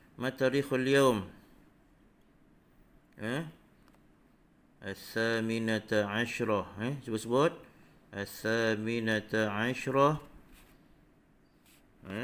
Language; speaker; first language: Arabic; non-native, fluent; Malay